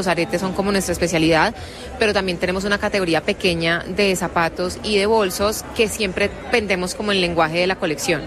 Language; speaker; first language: Spanish; native; Spanish